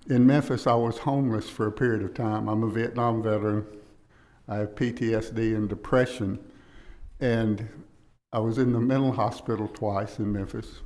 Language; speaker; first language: English; native; English